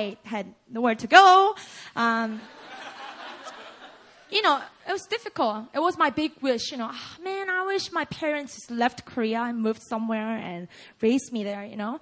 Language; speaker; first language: English; non-native, fluent; Korean